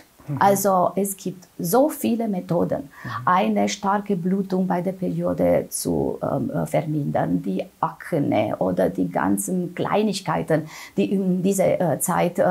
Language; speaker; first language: German; non-native, fluent; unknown